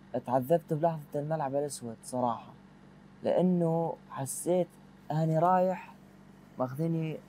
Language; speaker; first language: Arabic; native; Arabic